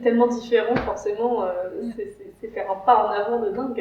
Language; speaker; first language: French; native; French